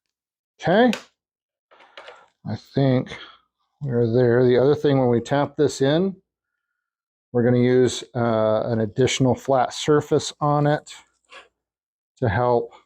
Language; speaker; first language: English; native; English